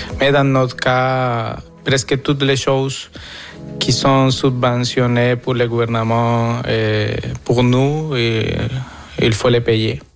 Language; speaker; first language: French; non-native, fluent; Spanish